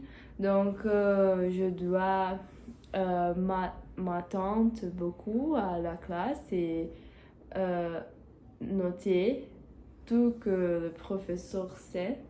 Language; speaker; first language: French; non-native, learner; Portuguese